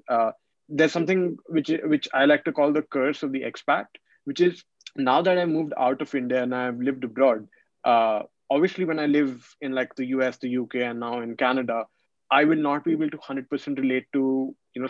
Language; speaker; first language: English; non-native, local second language; Hindi